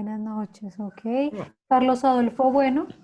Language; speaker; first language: Spanish; native; Spanish